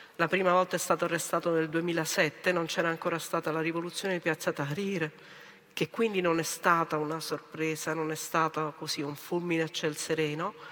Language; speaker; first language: Italian; native; Italian